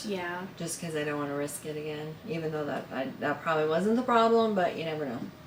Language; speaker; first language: English; native; English